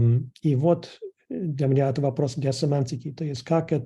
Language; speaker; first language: Russian; non-native, fluent; English